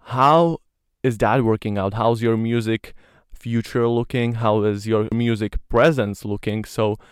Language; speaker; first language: English; non-native, fluent; Slovak